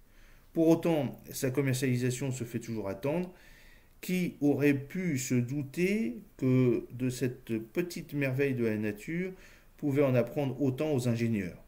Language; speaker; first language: French; native; French